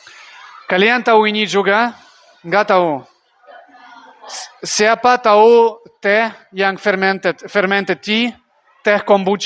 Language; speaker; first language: Indonesian; non-native, learner; Russian